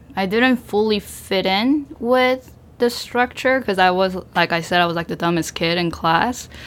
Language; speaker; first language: English; early bilingual, other home language; Korean